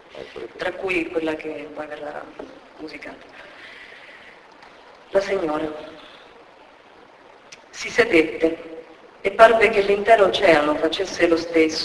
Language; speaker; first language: Italian; native; Italian